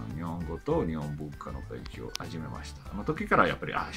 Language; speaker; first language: Japanese; non-native, fluent; Italian